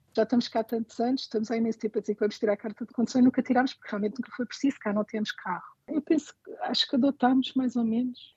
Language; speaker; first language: Portuguese; native; Portuguese